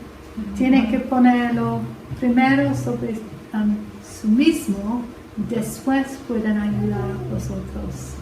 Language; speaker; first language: Spanish; non-native, fluent; English